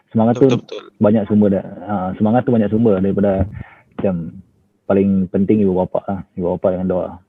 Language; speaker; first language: Malay; non-native, local second language; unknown